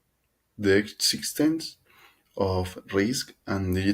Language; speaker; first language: English; non-native, learner; Spanish